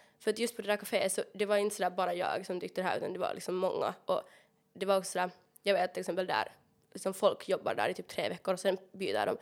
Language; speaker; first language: Swedish; native; Swedish